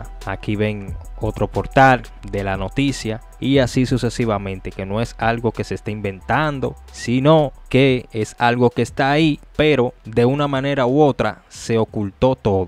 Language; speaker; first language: Spanish; native; Spanish